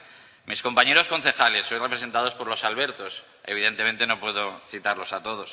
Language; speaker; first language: Spanish; native; Spanish